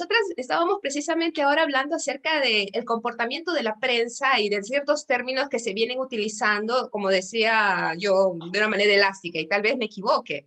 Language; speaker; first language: Spanish; native; Spanish